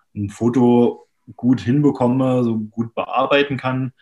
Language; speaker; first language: German; native; German